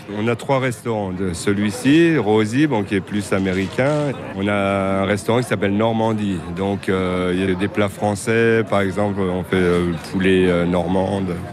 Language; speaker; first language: French; native; French